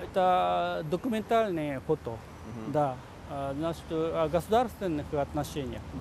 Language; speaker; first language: Russian; non-native, fluent; Japanese